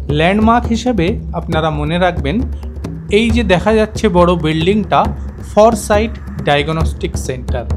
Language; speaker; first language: Bangla; non-native, fluent; Hindi